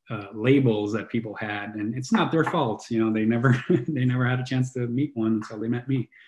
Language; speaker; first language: English; non-native, fluent; Italian